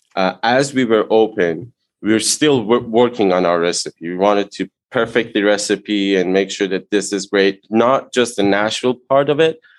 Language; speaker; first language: English; non-native, fluent; Persian